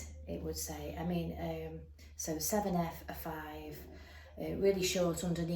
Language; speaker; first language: English; native; English